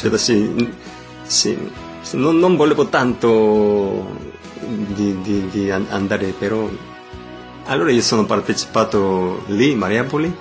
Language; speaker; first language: Italian; non-native, learner; Korean